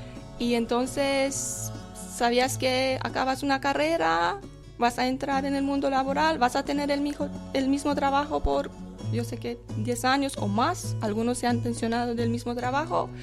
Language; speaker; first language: Spanish; non-native, fluent; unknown